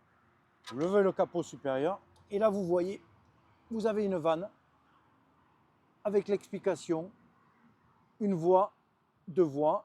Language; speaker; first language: French; native; French